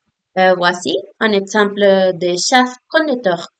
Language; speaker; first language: French; non-native, learner; Spanish